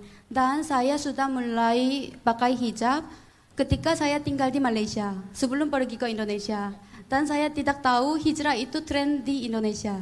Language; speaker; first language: Indonesian; non-native, fluent; Korean